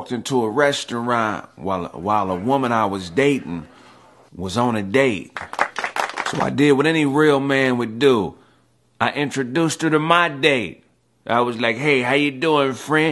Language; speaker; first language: English; native; English